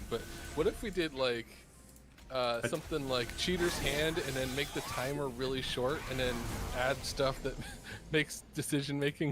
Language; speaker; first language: English; native; English